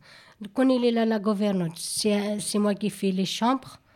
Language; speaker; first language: French; non-native, learner; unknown